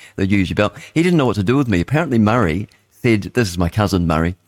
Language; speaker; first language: English; native; English